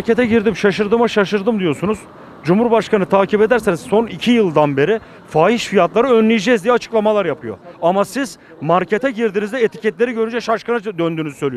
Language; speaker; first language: Turkish; native; Turkish